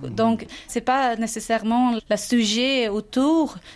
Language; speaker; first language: French; non-native, fluent; Swedish